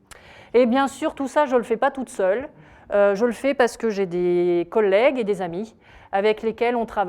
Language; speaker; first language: French; native; French